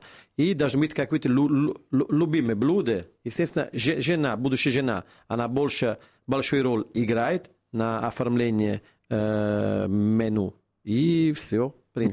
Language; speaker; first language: Russian; non-native, fluent; Italian